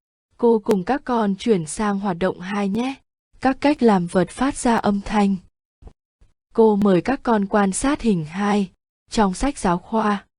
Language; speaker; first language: Vietnamese; native; Vietnamese